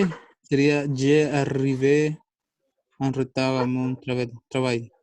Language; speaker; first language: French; non-native, learner; Spanish